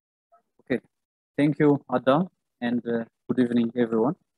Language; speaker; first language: English; non-native, local second language; Amharic